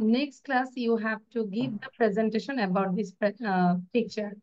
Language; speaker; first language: English; non-native, local second language; Bangla